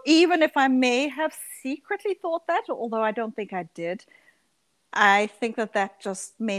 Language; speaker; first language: English; early bilingual, other home language; Dutch